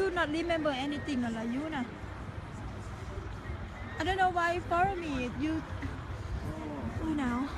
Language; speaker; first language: English; non-native, learner; Thai